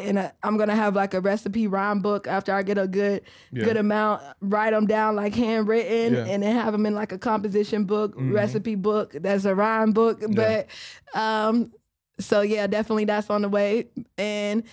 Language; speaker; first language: English; native; English